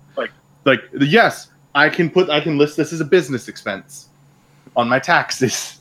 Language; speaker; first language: English; native; English